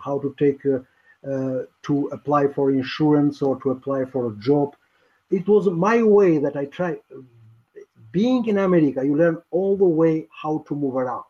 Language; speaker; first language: English; non-native, fluent; Albanian